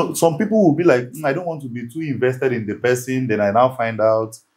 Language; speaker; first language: English; non-native, local second language; Yoruba